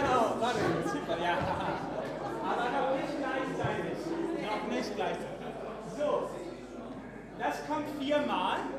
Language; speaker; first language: German; native; German